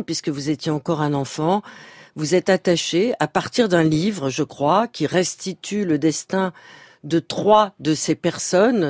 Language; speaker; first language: French; native; French